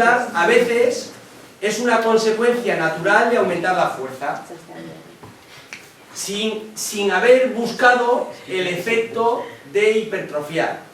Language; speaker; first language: Spanish; native; Spanish